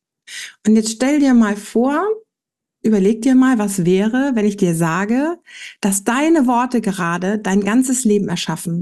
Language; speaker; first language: German; native; German